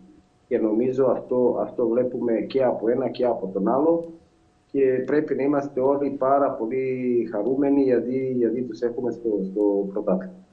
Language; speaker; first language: Greek; non-native, fluent; Serbian